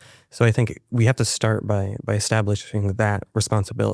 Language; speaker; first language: English; native; English